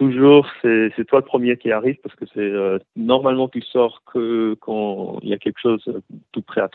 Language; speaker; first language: French; early bilingual, heritage; Hebrew